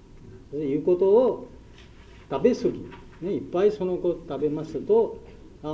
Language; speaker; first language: Japanese; non-native, learner; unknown